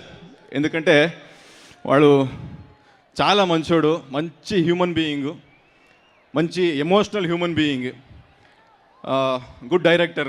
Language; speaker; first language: Telugu; non-native, learner; Kannada